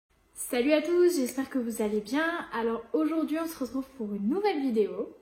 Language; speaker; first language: French; native; French